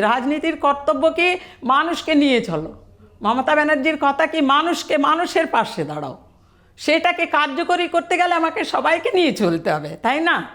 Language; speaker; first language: Bangla; non-native, fluent; Telugu